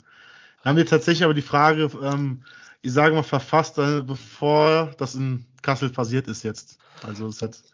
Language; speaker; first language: German; native; German